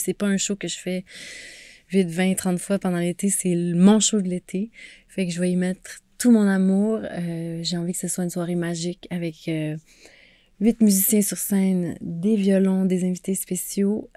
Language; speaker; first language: French; native; French